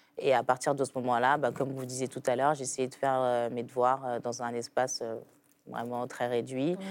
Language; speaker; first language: French; early bilingual, other home language; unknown